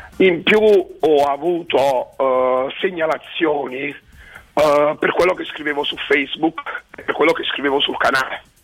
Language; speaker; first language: Italian; native; Italian